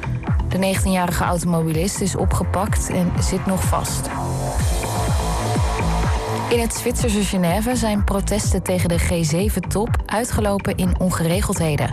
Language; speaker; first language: Dutch; native; Dutch